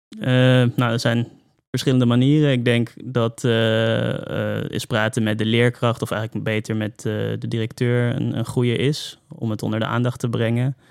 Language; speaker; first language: Dutch; native; Dutch